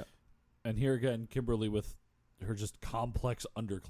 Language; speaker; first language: English; native; English